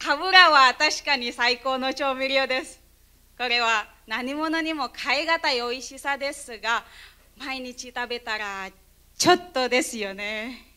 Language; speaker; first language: Japanese; non-native, fluent; Indonesian